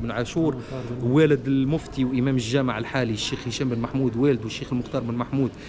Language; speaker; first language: Arabic; native; Arabic